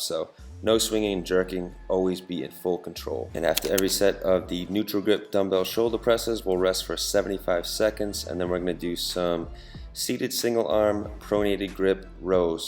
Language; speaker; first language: English; native; English